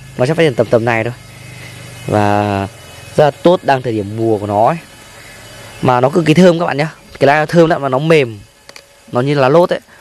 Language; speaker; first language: Vietnamese; non-native, local second language; Tày